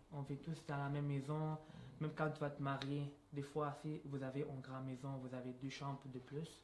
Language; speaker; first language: French; non-native, fluent; Arabic